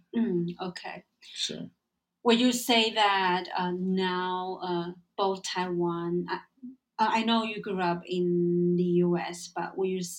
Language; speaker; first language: English; non-native, fluent; Chinese